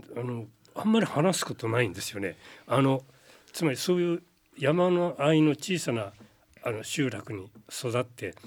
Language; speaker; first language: Japanese; native; Japanese